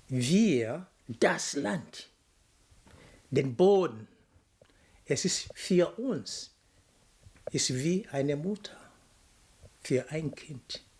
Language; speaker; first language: German; non-native, fluent; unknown